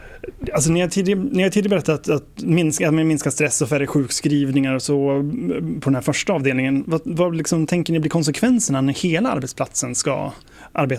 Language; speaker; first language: Swedish; native; Swedish